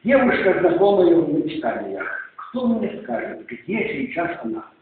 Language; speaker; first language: Russian; non-native, local second language; Ukrainian